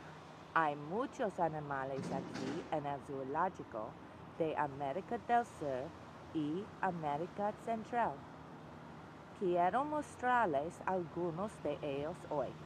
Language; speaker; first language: Spanish; non-native, learner; English